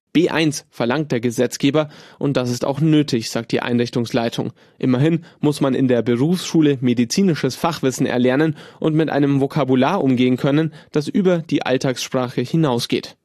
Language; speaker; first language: German; native; German